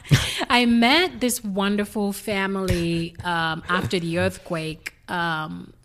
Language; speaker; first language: English; non-native, fluent; Haitian Creole